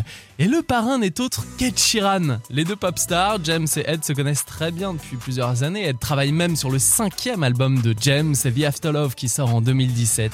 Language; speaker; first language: French; native; French